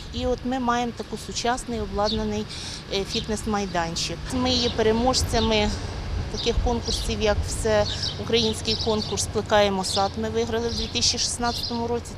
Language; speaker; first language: Ukrainian; native; Ukrainian